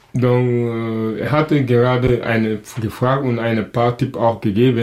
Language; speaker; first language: German; non-native, local second language; Wolof